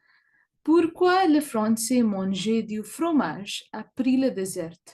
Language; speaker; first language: French; non-native, learner; English